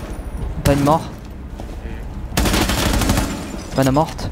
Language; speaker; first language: French; native; French